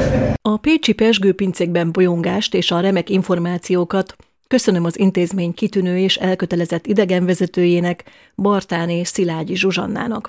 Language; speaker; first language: Hungarian; native; Hungarian